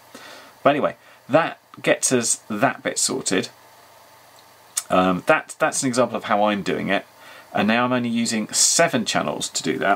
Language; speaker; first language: English; native; English